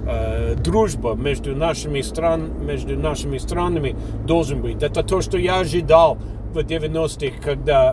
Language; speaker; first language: Russian; non-native, fluent; English